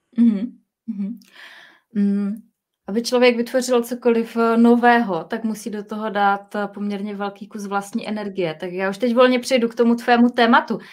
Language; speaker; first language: Czech; native; Czech